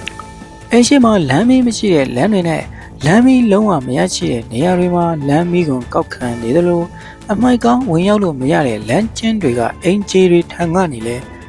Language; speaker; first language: Burmese; native; Burmese